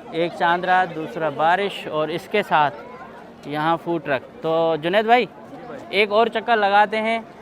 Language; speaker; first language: Urdu; non-native, local second language; Sindhi